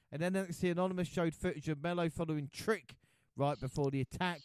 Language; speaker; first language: English; native; English